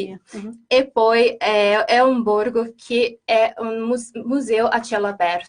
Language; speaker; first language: Italian; non-native, fluent; Portuguese